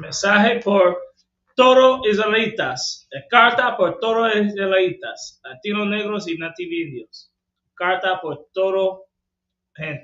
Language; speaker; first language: Spanish; non-native, learner; English